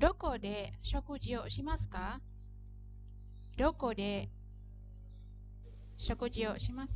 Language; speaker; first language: Japanese; non-native, fluent; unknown